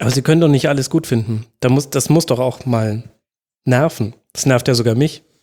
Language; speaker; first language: German; native; German